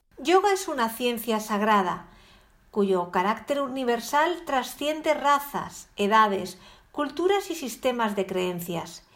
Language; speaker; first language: Spanish; native; Spanish